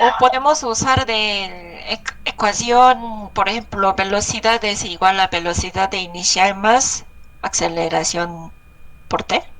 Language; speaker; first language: Spanish; non-native, learner; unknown